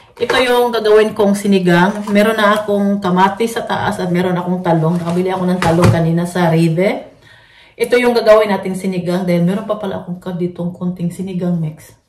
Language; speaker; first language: Filipino; non-native, local second language; Cebuano